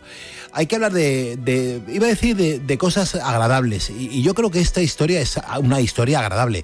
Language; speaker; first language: Spanish; native; Spanish